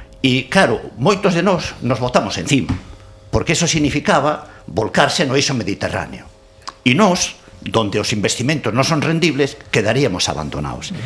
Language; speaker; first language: Galician; non-native, local second language; Spanish